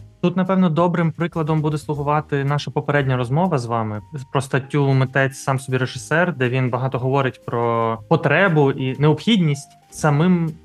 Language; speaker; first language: Ukrainian; native; Ukrainian